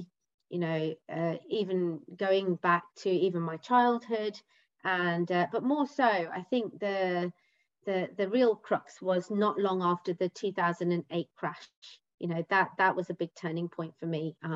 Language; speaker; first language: English; native; English